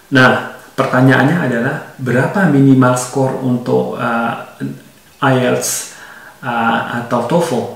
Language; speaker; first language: Indonesian; native; Indonesian